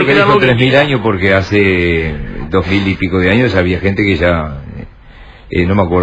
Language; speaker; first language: Spanish; native; Spanish